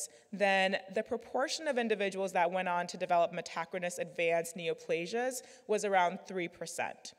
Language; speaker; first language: English; native; English